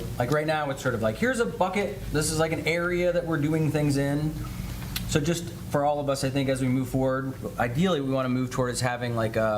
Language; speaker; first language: English; native; English